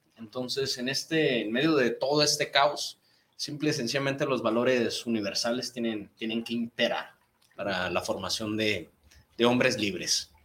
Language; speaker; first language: Spanish; native; Spanish